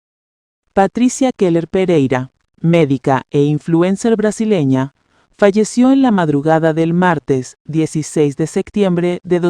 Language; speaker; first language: Spanish; native; Spanish